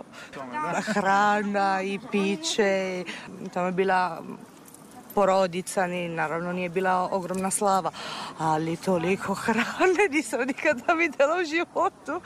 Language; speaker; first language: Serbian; non-native, fluent; Italian